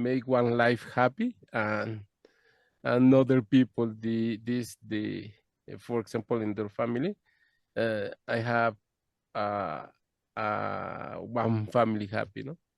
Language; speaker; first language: English; non-native, learner; Spanish